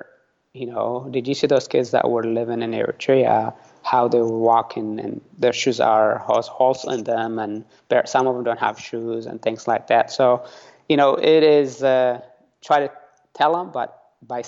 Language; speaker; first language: English; early bilingual, other home language; Tigrinya